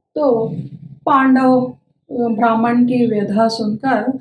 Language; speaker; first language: Hindi; non-native, local second language; Telugu